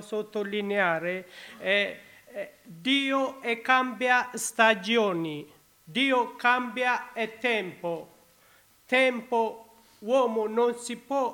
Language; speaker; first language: Italian; non-native, learner; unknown